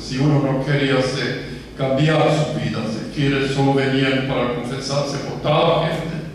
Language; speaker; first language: Spanish; non-native, fluent; Croatian